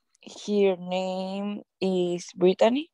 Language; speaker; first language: English; non-native, learner; Spanish